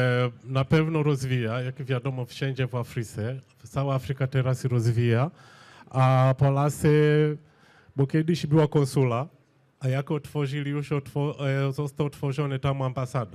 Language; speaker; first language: Polish; non-native, fluent; Swahili